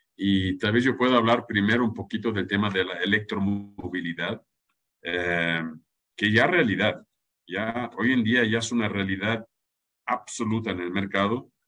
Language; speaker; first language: Spanish; non-native, fluent; German